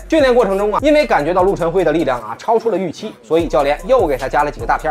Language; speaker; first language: Chinese; native; Chinese